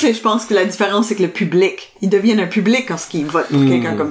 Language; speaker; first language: French; native; French